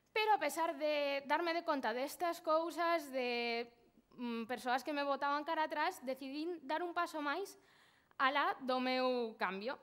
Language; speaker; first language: Galician; non-native, local second language; Spanish